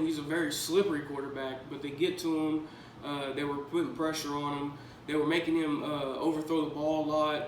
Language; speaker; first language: English; native; English